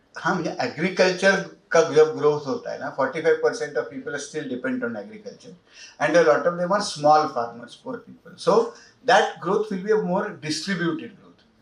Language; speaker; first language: Hindi; non-native, local second language; Marathi